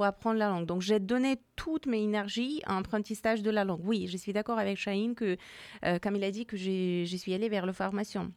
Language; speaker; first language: French; non-native, fluent; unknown